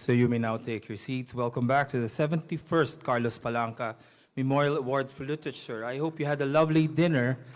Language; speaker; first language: English; non-native, local second language; Filipino